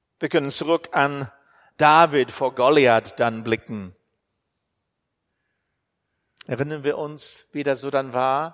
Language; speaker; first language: German; non-native, fluent; English